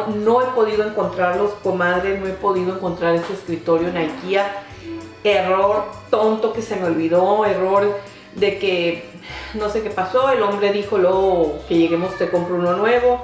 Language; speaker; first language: Spanish; native; Spanish